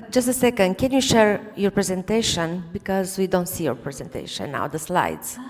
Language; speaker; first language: English; non-native, fluent; Romanian